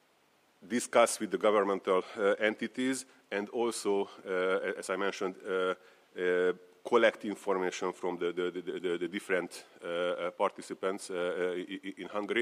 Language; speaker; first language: English; non-native, fluent; Hungarian